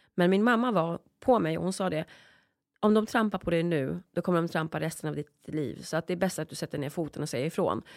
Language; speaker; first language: Swedish; early bilingual, other home language; Polish